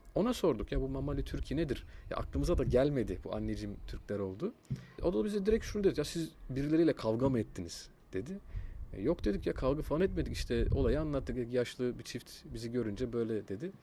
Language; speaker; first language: Turkish; native; Turkish